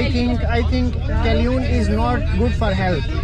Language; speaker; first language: English; non-native, learner; Urdu